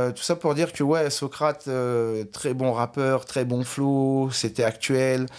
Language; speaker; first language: French; native; French